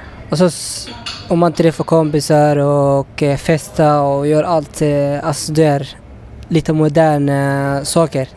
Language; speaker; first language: Swedish; non-native, fluent; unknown